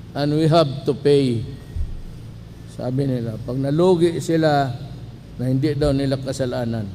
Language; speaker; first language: Filipino; non-native, local second language; Cebuano